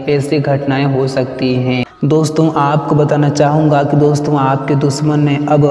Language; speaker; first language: Hindi; native; Hindi